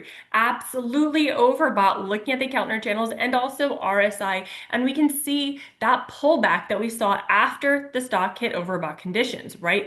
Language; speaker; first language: English; native; English